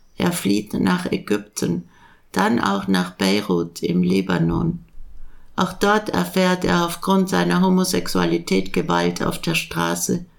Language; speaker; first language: German; native; German